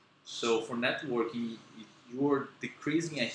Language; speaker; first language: English; non-native, fluent; Portuguese